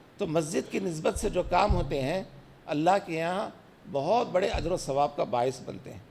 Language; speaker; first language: Urdu; native; Urdu